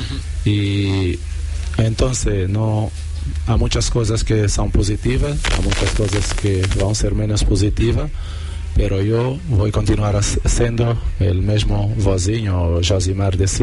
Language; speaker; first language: Spanish; non-native, fluent; Portuguese